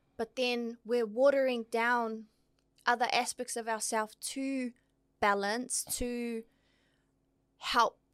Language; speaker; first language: English; native; English